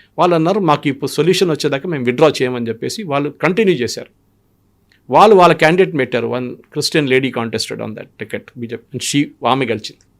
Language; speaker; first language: Telugu; non-native, local second language; Malayalam